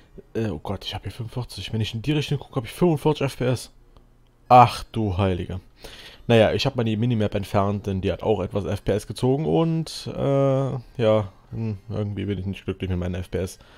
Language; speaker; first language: German; native; German